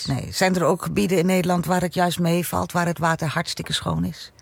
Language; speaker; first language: Dutch; native; Dutch